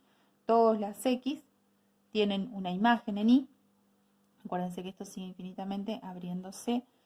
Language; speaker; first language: Spanish; native; Spanish